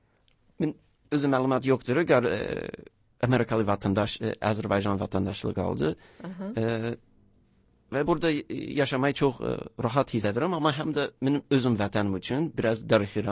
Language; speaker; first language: Turkish; non-native, learner; English